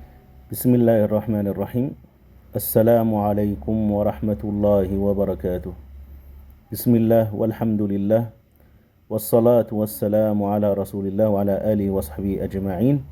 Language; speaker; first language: Arabic; non-native, fluent; Indonesian